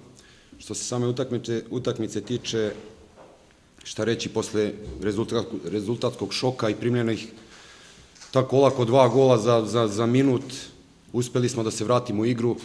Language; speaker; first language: Serbian; native; Serbian